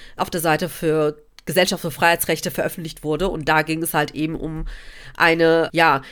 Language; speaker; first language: German; native; German